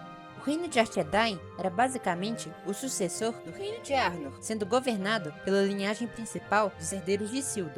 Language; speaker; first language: Portuguese; native; Portuguese